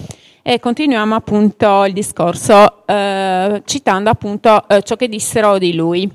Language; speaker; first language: Italian; native; Italian